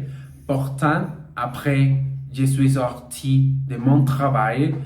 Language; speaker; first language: French; non-native, learner; Portuguese